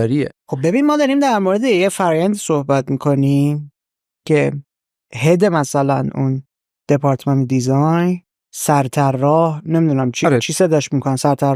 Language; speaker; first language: Persian; native; Persian